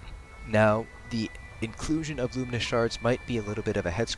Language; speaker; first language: English; native; English